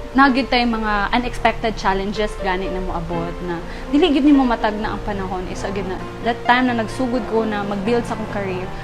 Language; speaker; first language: Cebuano; native; Cebuano